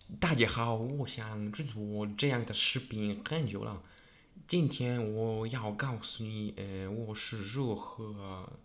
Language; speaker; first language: Chinese; non-native, learner; Polish